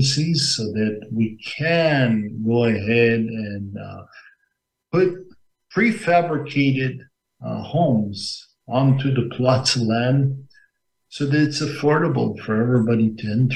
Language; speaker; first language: English; native; English